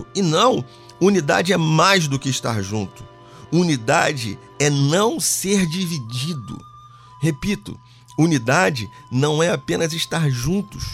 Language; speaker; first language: Portuguese; native; Portuguese